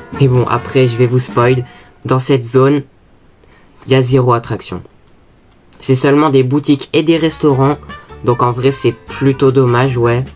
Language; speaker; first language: French; native; French